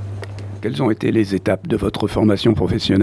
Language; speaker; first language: French; native; French